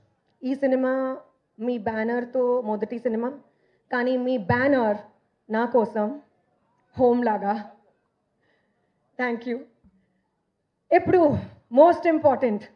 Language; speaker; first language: Telugu; non-native, learner; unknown